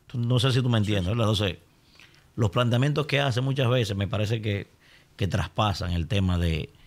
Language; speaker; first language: Spanish; native; Spanish